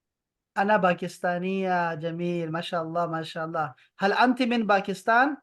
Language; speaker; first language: Arabic; non-native, fluent; Urdu